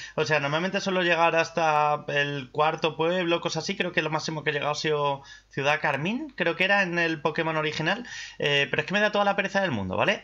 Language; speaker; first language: Spanish; native; Spanish